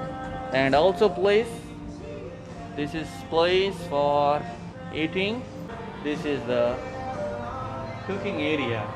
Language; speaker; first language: English; non-native, learner; Urdu